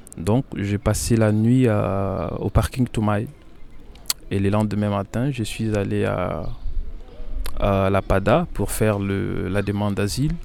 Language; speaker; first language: French; non-native, local second language; Lingala